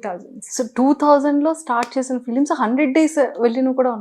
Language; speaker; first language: Telugu; native; Telugu